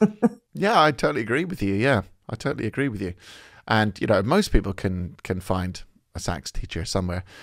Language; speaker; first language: English; native; English